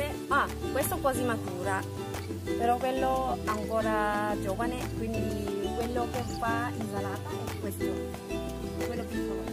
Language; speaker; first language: Italian; non-native, fluent; Thai